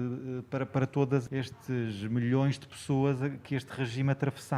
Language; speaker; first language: Portuguese; native; Portuguese